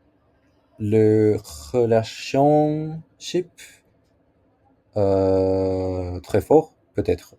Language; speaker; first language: French; non-native, learner; Japanese